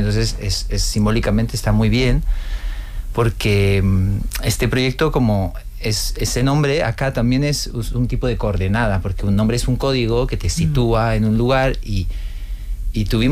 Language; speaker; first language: Spanish; non-native, fluent; Portuguese